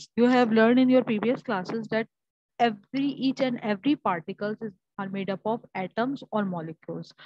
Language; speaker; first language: English; non-native, local second language; Urdu